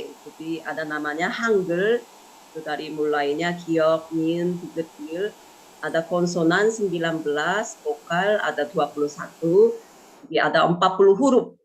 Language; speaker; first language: Indonesian; non-native, fluent; Korean